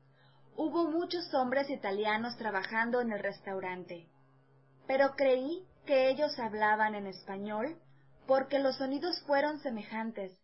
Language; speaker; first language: Spanish; non-native, learner; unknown